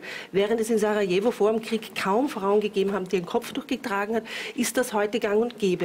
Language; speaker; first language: German; native; German